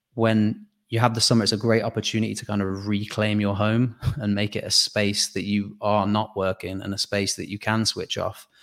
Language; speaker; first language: English; native; English